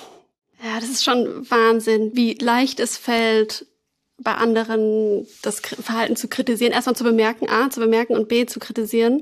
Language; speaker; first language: German; native; German